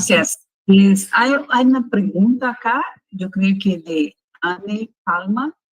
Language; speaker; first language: Spanish; non-native, fluent; Portuguese